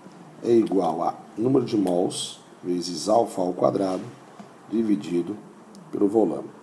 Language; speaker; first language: Portuguese; native; Portuguese